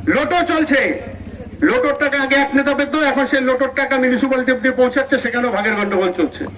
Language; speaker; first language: Bangla; native; Bangla